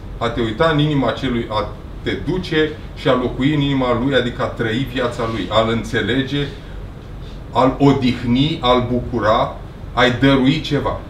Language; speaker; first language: Romanian; native; Romanian